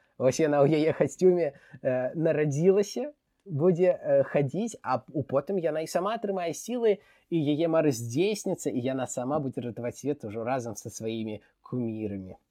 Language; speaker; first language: Belarusian; non-native, local second language; Russian